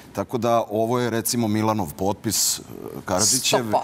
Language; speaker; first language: Serbian; native; Serbian